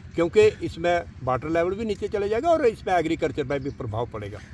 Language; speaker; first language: Hindi; native; Hindi